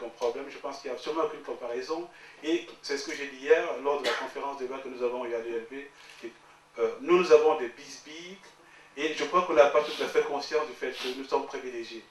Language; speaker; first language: French; native; French